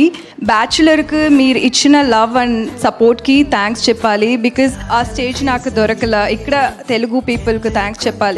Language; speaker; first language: Telugu; non-native, learner; Tamil